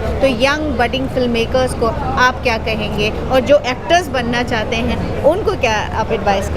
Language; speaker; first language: Hindi; native; Hindi